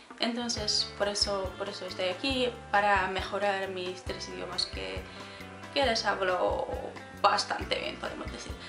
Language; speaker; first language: Spanish; non-native, fluent; Polish